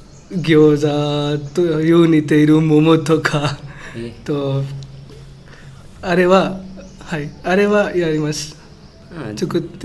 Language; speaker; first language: Japanese; non-native, learner; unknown